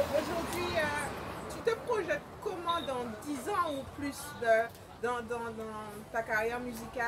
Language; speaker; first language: French; native; French